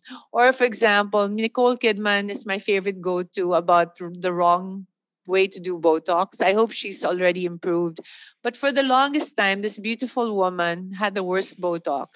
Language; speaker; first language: English; non-native, local second language; Filipino